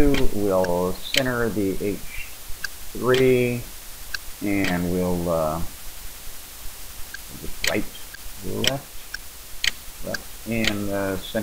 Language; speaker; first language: English; native; English